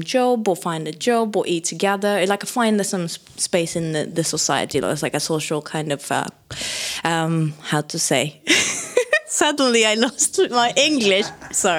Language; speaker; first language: English; non-native, fluent; Japanese